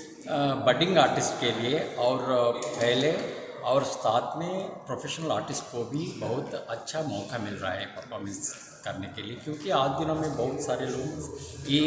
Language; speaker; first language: Hindi; non-native, local second language; Kannada